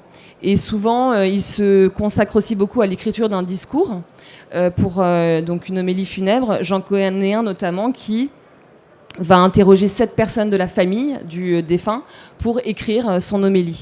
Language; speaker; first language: French; native; French